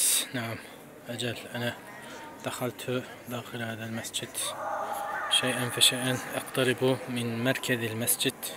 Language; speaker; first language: Arabic; non-native, fluent; Turkish